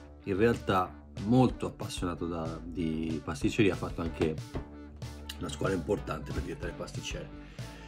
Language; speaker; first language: Italian; native; Italian